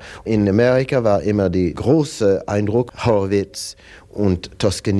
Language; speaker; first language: German; non-native, fluent; English